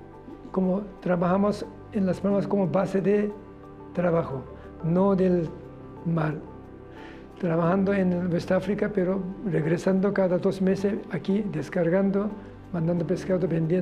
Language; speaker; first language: Spanish; non-native, learner; Korean